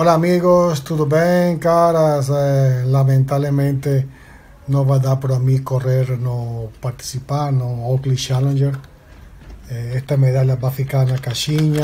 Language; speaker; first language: Portuguese; non-native, fluent; Spanish